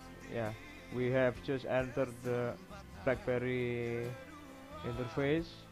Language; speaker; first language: English; non-native, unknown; Indonesian